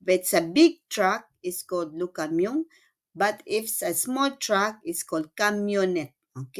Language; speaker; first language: English; non-native, local second language; Filipino